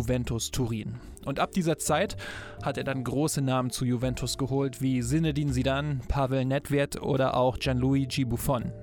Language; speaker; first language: German; native; German